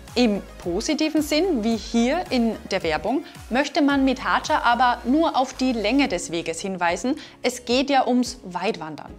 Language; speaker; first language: German; native; German